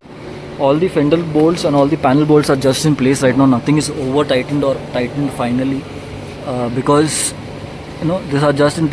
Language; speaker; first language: English; non-native, local second language; Hindi